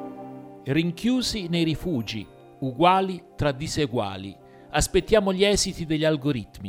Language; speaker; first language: Italian; native; Italian